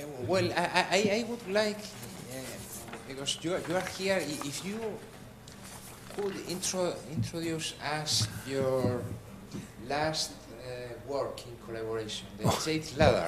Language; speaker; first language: English; non-native, learner; Spanish